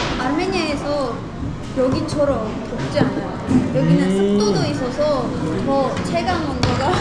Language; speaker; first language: Korean; non-native, fluent; Armenian